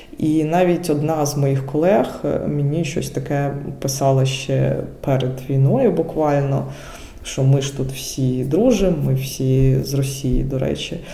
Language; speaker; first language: Ukrainian; non-native, local second language; Russian